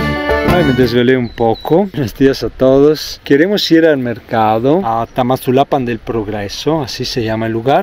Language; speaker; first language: Spanish; non-native, fluent; Italian